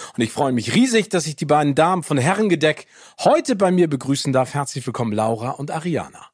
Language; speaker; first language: German; early bilingual, other home language; English